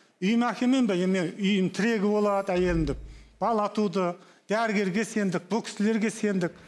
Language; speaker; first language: Kazakh; native; Kazakh